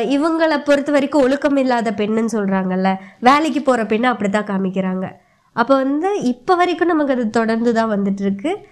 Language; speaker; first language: Tamil; native; Tamil